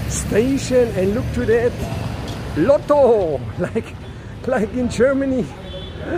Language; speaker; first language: English; non-native, fluent; German